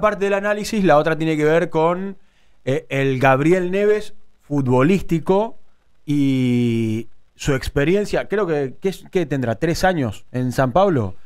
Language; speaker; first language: Spanish; native; Spanish